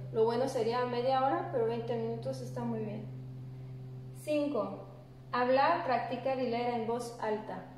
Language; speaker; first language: Spanish; non-native, fluent; French